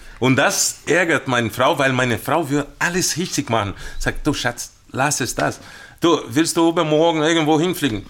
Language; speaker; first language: German; non-native, fluent; Portuguese